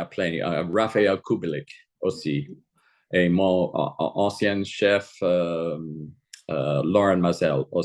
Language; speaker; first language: French; non-native, fluent; English